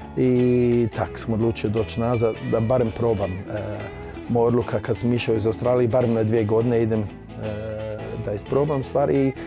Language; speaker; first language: Croatian; early bilingual, heritage; Croatian